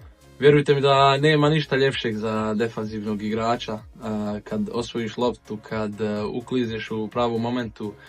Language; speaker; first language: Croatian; early bilingual, heritage; Bosnian